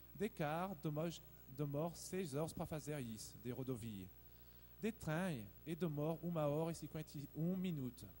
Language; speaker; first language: Portuguese; non-native, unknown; French